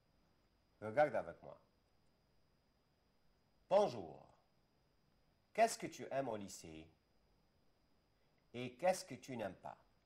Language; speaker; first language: French; non-native, fluent; Arabic